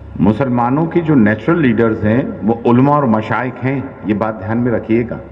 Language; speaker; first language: Urdu; native; Urdu